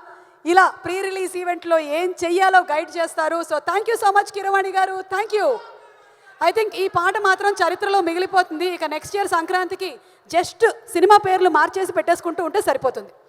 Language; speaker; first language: Telugu; native; Telugu